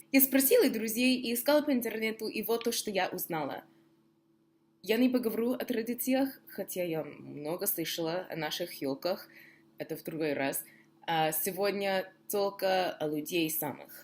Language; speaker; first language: Russian; non-native, fluent; English